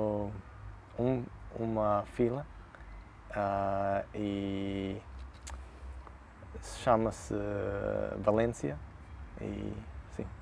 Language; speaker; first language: Portuguese; non-native, learner; English